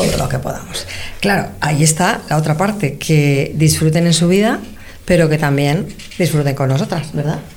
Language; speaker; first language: Spanish; native; Spanish